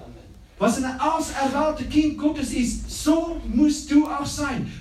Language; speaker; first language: German; non-native, learner; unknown